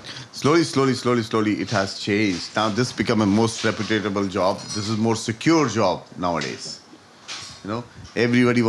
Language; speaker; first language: English; non-native, local second language; Hindi